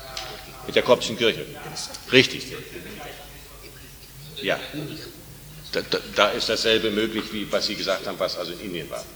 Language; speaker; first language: German; native; German